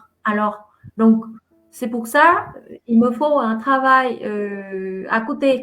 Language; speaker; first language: French; non-native, fluent; Vietnamese